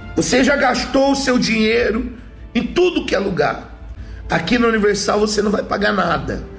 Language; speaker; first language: Portuguese; native; Portuguese